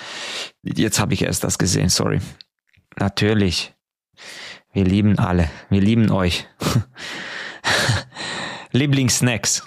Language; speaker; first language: German; non-native, fluent; Hungarian